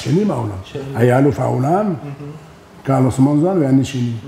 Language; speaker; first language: Hebrew; non-native, learner; French